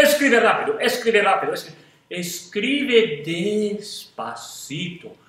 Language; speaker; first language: Spanish; non-native, fluent; English